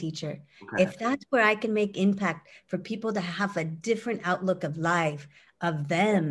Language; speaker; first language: English; native; English